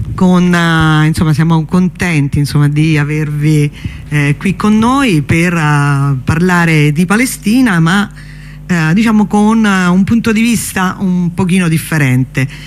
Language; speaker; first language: Italian; native; Italian